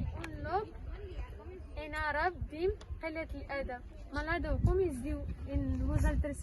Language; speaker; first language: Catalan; non-native, learner; Arabic